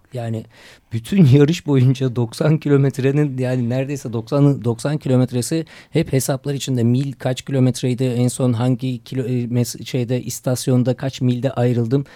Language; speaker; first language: Turkish; native; Turkish